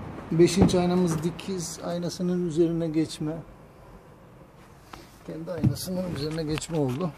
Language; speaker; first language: Turkish; native; Turkish